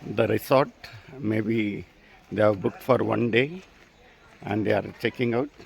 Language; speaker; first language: English; non-native, local second language; Telugu